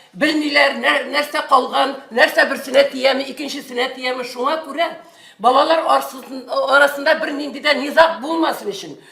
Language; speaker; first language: Tatar; native; Tatar